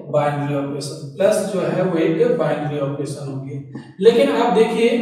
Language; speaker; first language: Hindi; native; Hindi